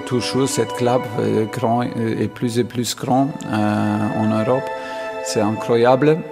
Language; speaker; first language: French; non-native, fluent; German